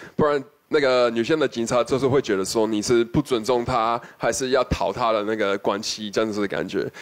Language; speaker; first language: Chinese; non-native, fluent; English